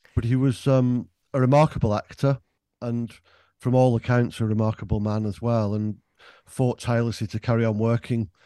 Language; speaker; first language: English; native; English